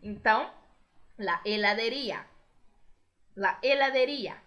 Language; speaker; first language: Spanish; non-native, fluent; Portuguese